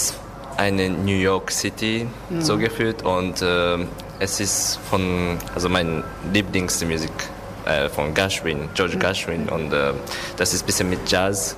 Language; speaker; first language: German; non-native, learner; Japanese